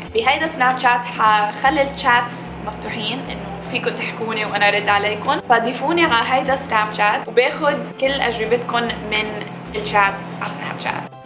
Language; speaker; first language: Arabic; early bilingual, heritage; English